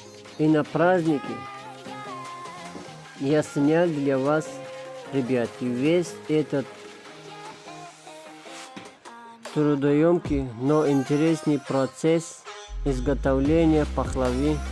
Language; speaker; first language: Russian; non-native, fluent; Tajik